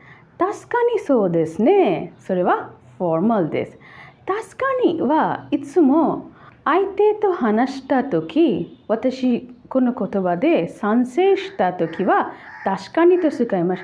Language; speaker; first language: Japanese; non-native, learner; Bangla